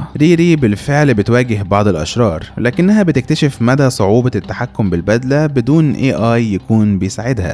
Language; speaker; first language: Arabic; native; Arabic